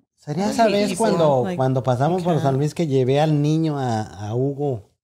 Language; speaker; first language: Spanish; native; Spanish